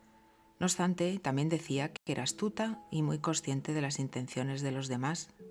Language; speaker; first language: Spanish; native; Spanish